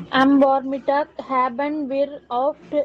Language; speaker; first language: German; non-native, learner; Tamil